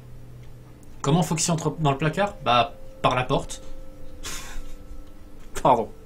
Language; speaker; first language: French; native; French